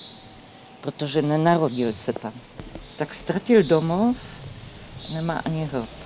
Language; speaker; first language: Czech; non-native, local second language; English